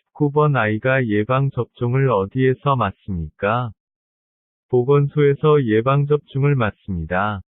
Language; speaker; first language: Korean; non-native, learner; Vietnamese